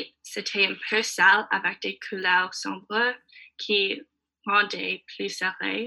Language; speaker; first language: French; non-native, learner; English